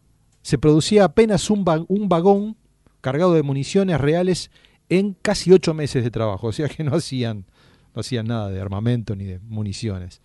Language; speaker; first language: Spanish; native; Spanish